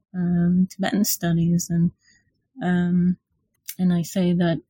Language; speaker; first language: English; non-native, fluent; Hebrew